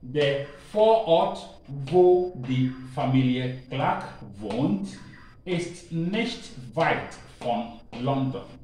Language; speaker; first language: German; non-native, learner; Akan